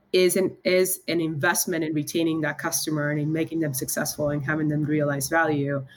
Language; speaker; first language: English; early bilingual, other home language; Spanish